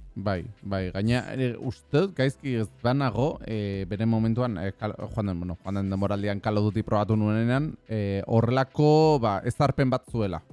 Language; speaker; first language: Basque; non-native, fluent; Spanish